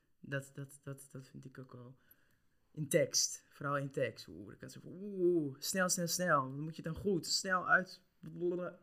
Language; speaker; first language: Dutch; non-native, local second language; Papiamento